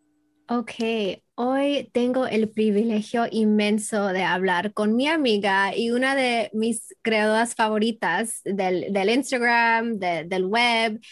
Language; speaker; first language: Spanish; early bilingual, heritage; English